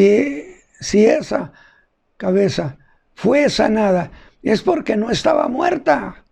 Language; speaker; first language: Spanish; native; Spanish